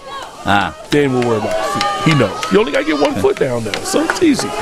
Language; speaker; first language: English; native; English